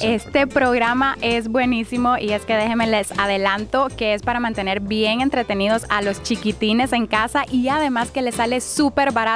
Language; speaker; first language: Spanish; native; Spanish